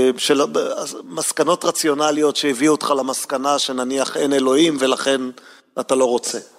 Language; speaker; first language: Hebrew; native; Hebrew